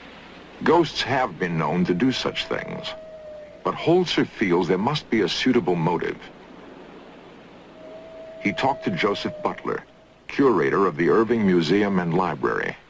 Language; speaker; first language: English; native; English